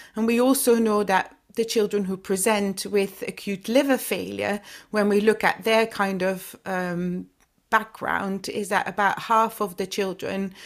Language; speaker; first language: English; non-native, fluent; Dutch